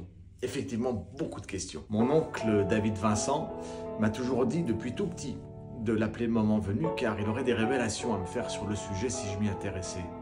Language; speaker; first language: French; native; French